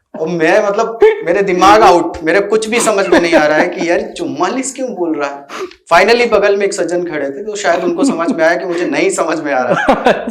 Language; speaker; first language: Hindi; native; Hindi